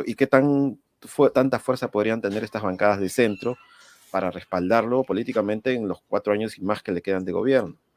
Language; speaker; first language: Spanish; native; Spanish